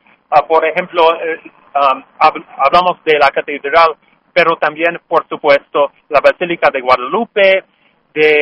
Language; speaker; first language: Spanish; non-native, learner; English